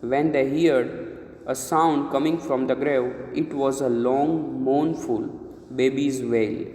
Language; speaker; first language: English; non-native, local second language; Gujarati